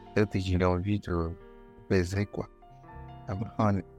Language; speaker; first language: French; non-native, fluent; Yoruba